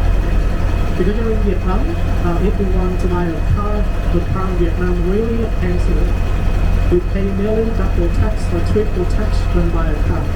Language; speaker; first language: English; non-native, learner; Vietnamese